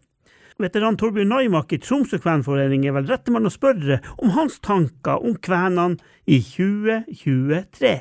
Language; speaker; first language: Norwegian; native; Norwegian